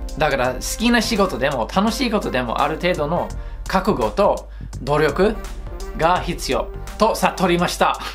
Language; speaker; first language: Japanese; non-native, fluent; English